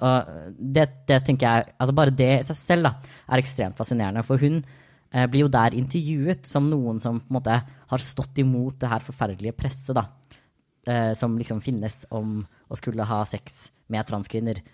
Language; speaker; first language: Norwegian; native; Norwegian